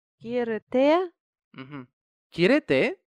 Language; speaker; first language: Spanish; non-native, fluent; Russian